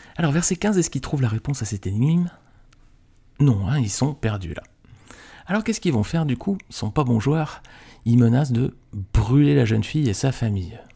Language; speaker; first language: French; native; French